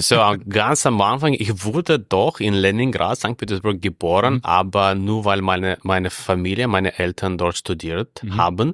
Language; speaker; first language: German; non-native, fluent; Russian